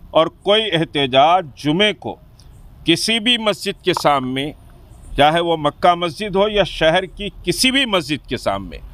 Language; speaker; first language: Hindi; non-native, local second language; Urdu